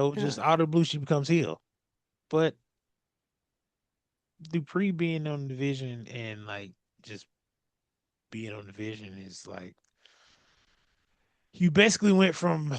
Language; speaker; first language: English; native; English